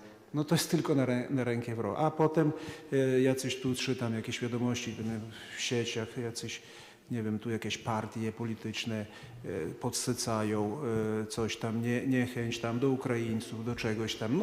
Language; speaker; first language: Polish; non-native, fluent; Ukrainian